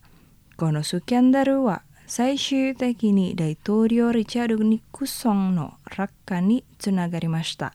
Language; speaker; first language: Japanese; non-native, fluent; Indonesian